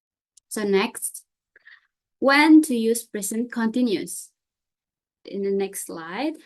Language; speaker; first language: English; non-native, learner; Indonesian